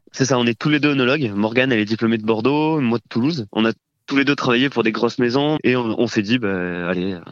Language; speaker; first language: French; native; French